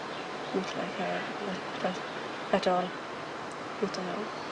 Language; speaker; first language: English; non-native, learner; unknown